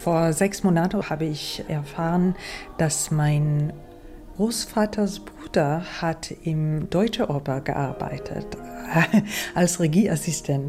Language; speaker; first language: German; non-native, fluent; English